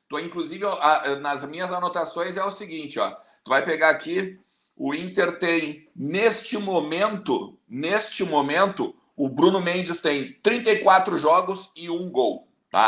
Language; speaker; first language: Portuguese; native; Portuguese